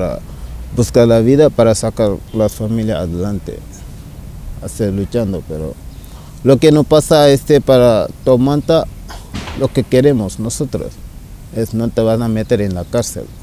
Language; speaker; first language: Spanish; non-native, learner; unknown